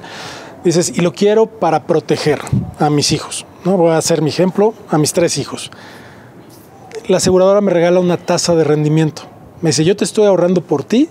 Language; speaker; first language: Spanish; native; Spanish